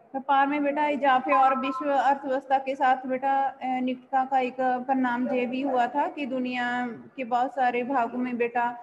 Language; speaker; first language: Hindi; non-native, local second language; Punjabi